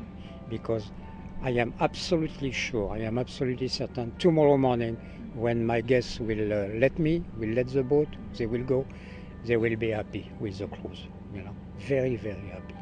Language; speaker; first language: English; non-native, learner; French